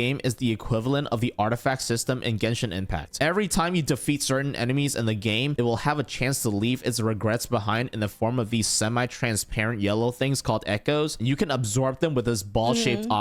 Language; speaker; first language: English; native; English